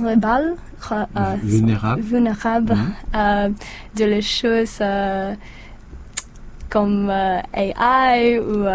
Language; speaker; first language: French; non-native, learner; English